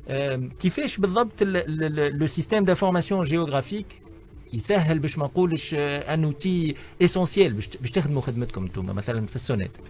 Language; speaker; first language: Arabic; native; Arabic